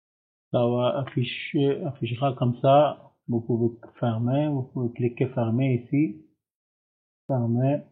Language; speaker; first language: French; non-native, learner; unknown